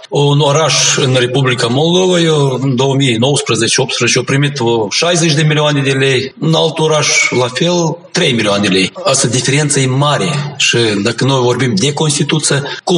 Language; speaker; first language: Romanian; non-native, local second language; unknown